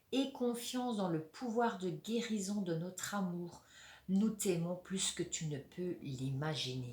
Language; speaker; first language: French; native; French